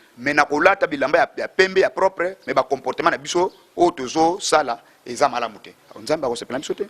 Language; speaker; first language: Lingala; non-native, local second language; Kongo